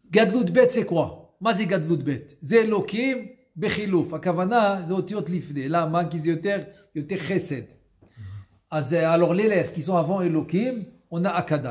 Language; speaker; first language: Hebrew; non-native, fluent; French